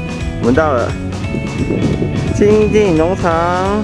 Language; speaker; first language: Chinese; native; Chinese